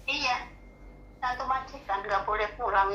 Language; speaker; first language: Indonesian; non-native, local second language; Javanese